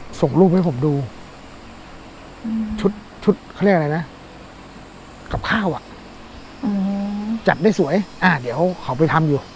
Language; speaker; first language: Thai; native; Thai